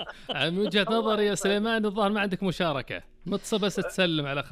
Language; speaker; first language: Arabic; native; Arabic